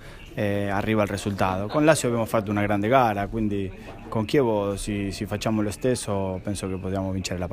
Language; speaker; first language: Italian; non-native, fluent; Spanish